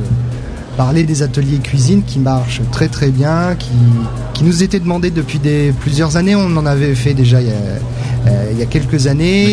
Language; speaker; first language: French; native; French